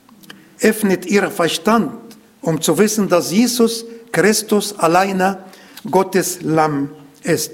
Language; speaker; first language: German; non-native, learner; Arabic